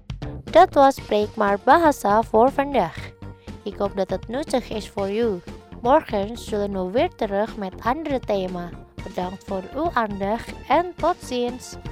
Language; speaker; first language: Dutch; non-native, fluent; Indonesian